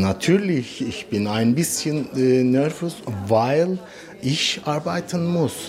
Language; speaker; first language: German; non-native, learner; Turkish